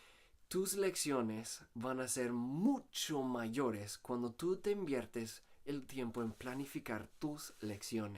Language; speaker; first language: Spanish; non-native, fluent; English